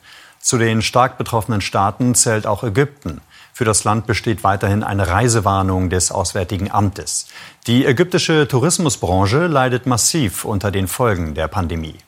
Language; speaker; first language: German; native; German